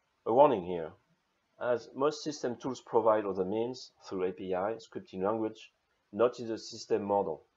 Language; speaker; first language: English; non-native, fluent; French